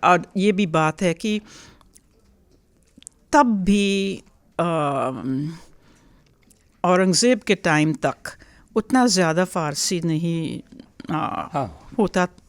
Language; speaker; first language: Hindi; early bilingual, heritage; Hindi